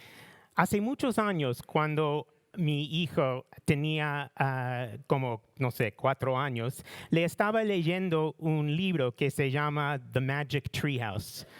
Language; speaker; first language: Spanish; non-native, learner; English